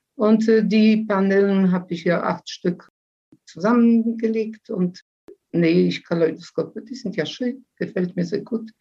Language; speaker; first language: German; non-native, fluent; Polish